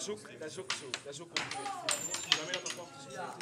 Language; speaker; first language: Dutch; native; Dutch